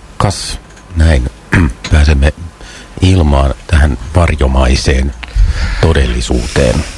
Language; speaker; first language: Finnish; native; Finnish